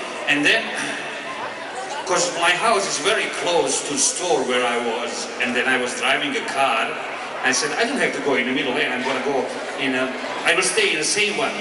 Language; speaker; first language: English; non-native, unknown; Serbian